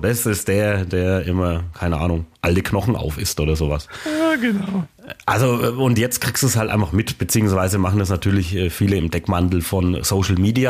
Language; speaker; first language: German; native; German